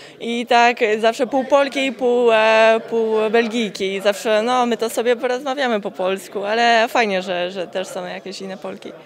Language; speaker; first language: Polish; early bilingual, heritage; Polish